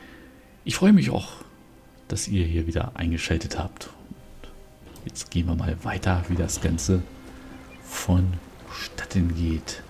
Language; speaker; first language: German; native; German